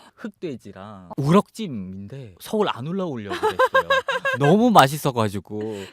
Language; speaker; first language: Korean; non-native, fluent; Khmer